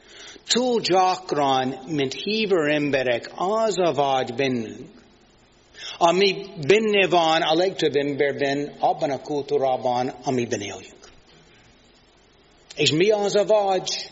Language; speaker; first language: Hungarian; non-native, fluent; English